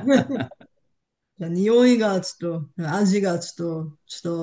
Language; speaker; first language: Japanese; non-native, learner; Bulgarian